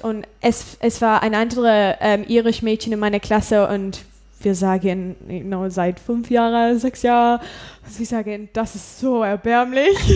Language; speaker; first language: German; non-native, learner; English